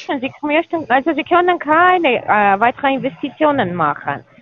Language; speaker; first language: German; non-native, learner; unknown